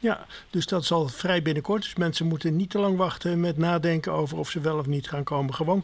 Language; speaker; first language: Dutch; native; Dutch